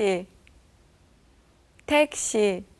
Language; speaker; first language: Korean; non-native, learner; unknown